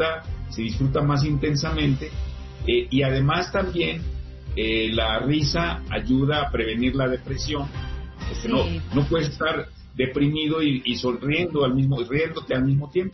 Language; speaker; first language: Spanish; native; Spanish